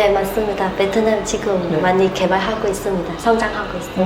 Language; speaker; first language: Korean; non-native, learner; Vietnamese